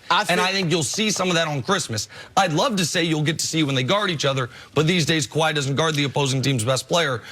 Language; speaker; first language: English; native; English